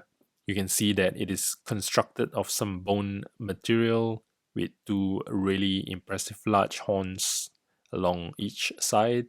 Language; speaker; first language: English; native; English